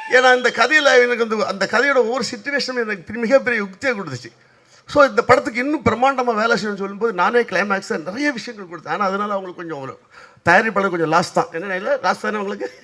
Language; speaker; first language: Tamil; native; Tamil